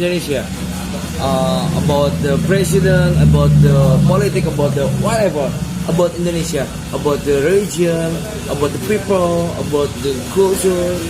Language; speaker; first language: English; non-native, learner; Indonesian